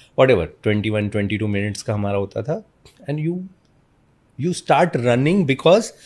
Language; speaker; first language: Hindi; non-native, local second language; Malayalam